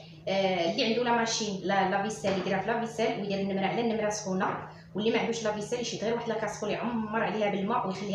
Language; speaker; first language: Arabic; native; Arabic